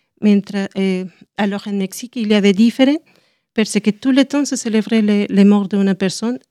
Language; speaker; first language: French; non-native, learner; Spanish